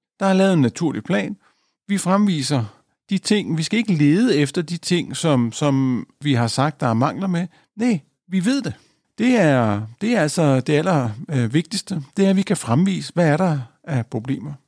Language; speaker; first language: Danish; native; Danish